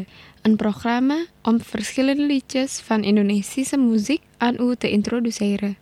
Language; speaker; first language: Dutch; non-native, learner; Indonesian